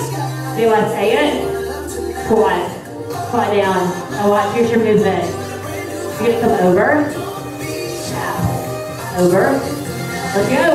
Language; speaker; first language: English; native; English